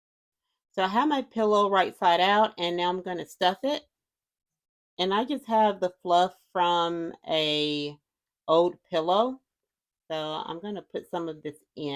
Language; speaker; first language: English; native; English